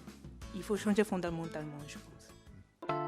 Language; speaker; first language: French; non-native, fluent; Japanese